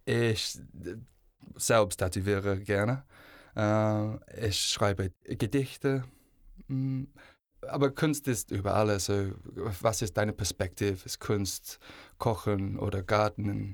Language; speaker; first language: German; non-native, learner; English